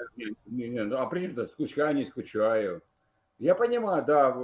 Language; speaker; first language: Russian; native; Russian